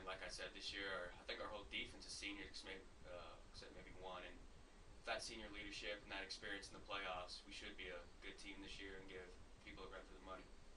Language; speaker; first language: English; native; English